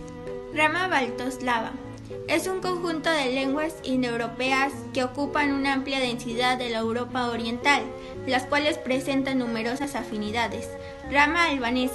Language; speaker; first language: Spanish; native; Spanish